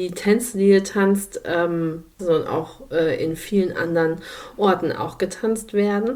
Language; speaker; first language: German; native; German